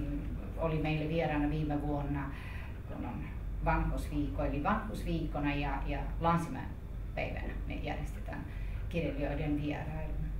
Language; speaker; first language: Finnish; non-native, fluent; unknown